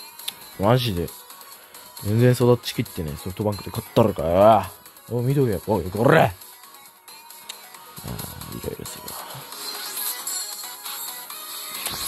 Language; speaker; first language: Japanese; native; Japanese